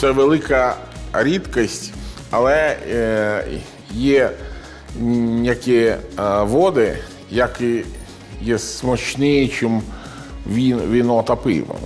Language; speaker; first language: Ukrainian; non-native, learner; Italian